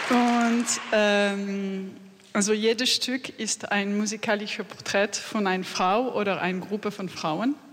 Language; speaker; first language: German; non-native, learner; French